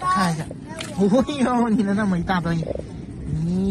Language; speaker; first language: Chinese; native; Chinese